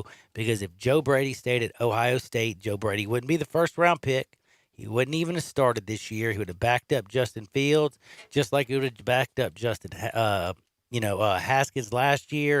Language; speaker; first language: English; native; English